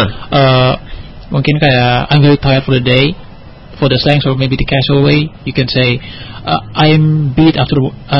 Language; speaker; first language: English; non-native, learner; Indonesian